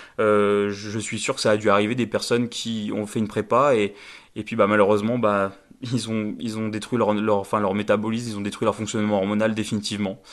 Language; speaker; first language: French; native; French